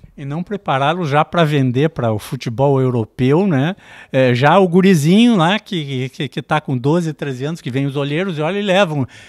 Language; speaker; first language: Portuguese; native; Portuguese